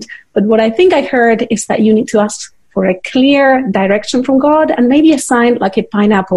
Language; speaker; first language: English; non-native, fluent; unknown